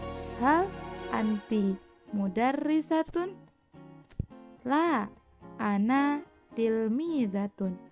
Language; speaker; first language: Arabic; non-native, fluent; Indonesian